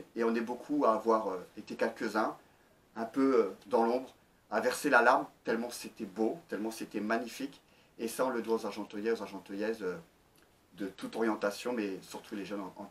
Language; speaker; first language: French; native; French